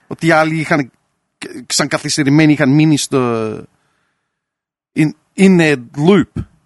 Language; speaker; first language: Greek; early bilingual, heritage; Greek